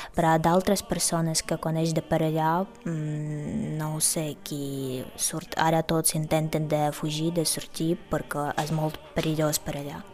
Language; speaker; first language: Catalan; non-native, fluent; Ukrainian